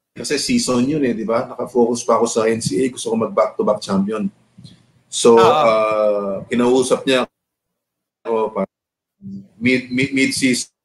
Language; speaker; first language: Filipino; native; Filipino